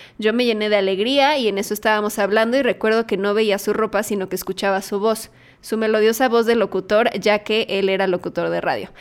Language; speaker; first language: Spanish; native; Spanish